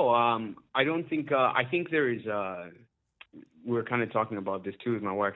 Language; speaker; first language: English; non-native, local second language; Ganda